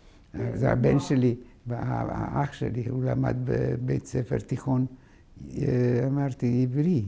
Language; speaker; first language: Hebrew; non-native, fluent; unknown